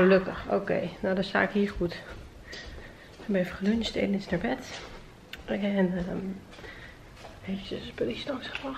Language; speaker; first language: Dutch; native; Dutch